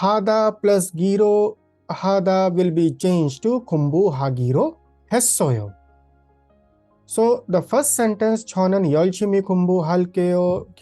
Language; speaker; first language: Korean; non-native, fluent; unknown